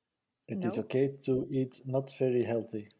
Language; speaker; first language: English; non-native, learner; Dutch